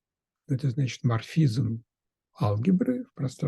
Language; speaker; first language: Russian; native; Russian